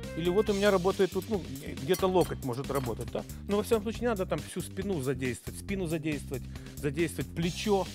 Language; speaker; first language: Russian; native; Russian